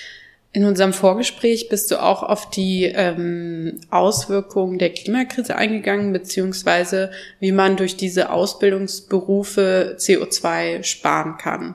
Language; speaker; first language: German; native; German